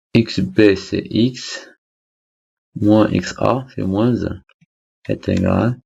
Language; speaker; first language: French; non-native, local second language; Arabic